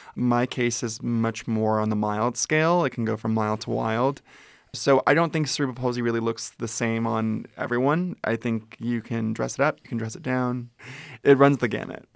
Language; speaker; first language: English; native; English